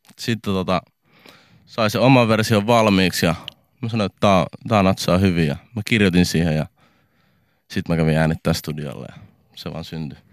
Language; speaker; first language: Finnish; native; Finnish